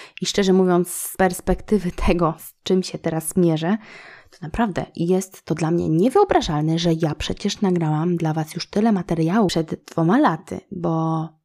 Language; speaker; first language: Polish; native; Polish